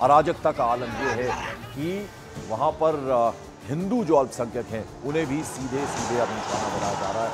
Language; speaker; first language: Hindi; native; Hindi